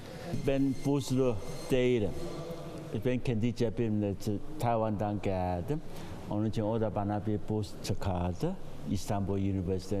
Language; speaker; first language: Turkish; non-native, fluent; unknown